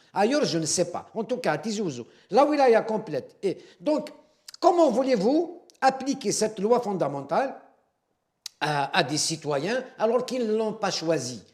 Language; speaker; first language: French; non-native, local second language; Kabyle